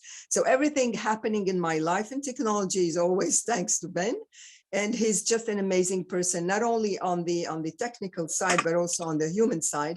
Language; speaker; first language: English; non-native, fluent; French